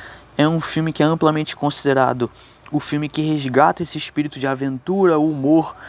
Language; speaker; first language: Portuguese; native; Portuguese